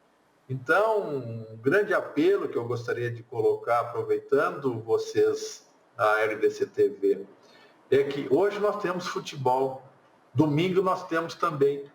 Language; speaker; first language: Portuguese; native; Portuguese